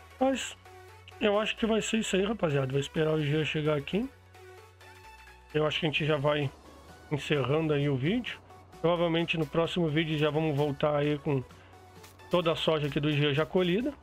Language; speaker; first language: Portuguese; native; Portuguese